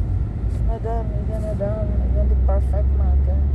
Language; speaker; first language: Dutch; non-native, learner; Filipino